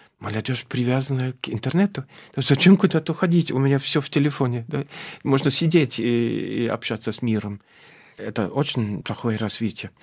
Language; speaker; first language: Russian; non-native, fluent; German